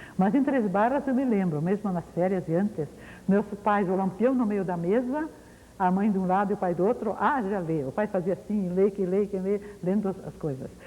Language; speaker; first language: Portuguese; early bilingual, other home language; Ukrainian